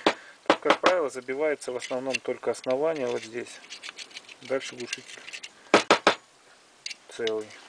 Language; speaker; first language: Russian; native; Russian